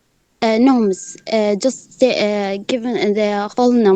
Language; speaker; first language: English; non-native, learner; Arabic